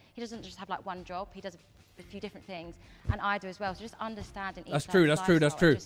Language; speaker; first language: English; native; English